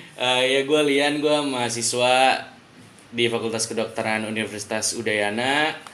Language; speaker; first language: Indonesian; native; Indonesian